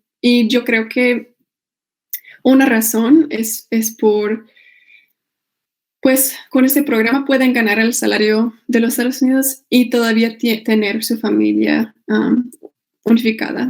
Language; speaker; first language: Spanish; non-native, fluent; English